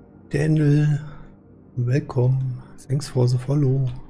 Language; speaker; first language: English; non-native, learner; German